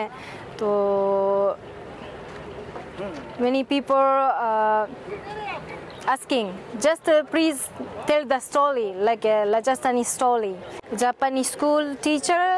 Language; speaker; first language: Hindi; non-native, learner; Japanese